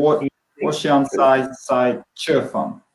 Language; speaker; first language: Chinese; non-native, learner; Swedish